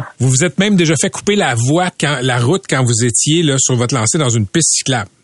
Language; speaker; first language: French; native; French